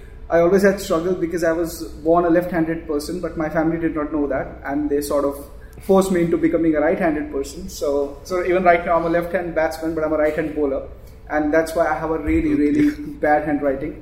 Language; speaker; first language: English; non-native, local second language; Hindi